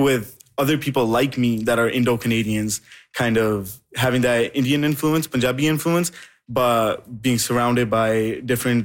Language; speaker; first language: English; native; English